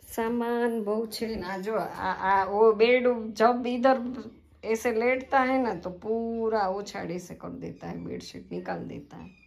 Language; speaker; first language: Hindi; non-native, local second language; Gujarati